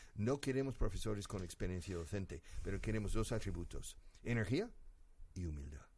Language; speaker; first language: Spanish; non-native, fluent; English